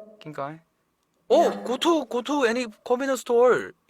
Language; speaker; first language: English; non-native, learner; Thai